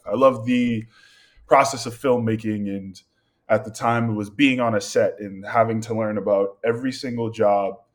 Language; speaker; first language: English; native; English